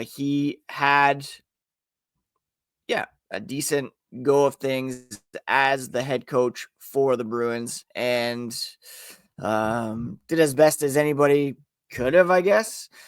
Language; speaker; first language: English; native; English